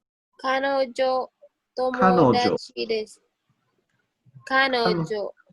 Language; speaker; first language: Japanese; non-native, learner; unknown